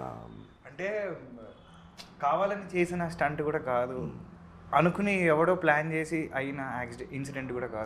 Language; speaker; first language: Telugu; native; Telugu